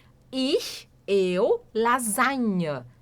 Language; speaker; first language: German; non-native, fluent; Portuguese